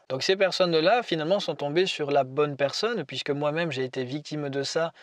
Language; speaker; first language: French; native; French